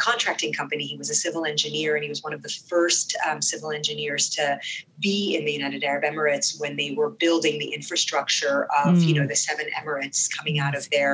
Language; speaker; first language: English; non-native, fluent; Arabic